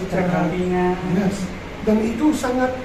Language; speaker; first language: Indonesian; non-native, fluent; Dutch